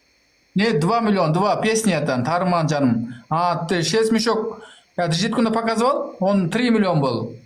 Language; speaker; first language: Russian; non-native, learner; Kyrgyz